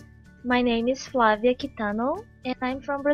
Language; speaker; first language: English; non-native, fluent; Portuguese